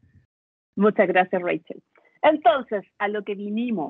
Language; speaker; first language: Spanish; native; Spanish